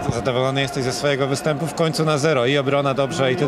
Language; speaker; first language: Polish; native; Polish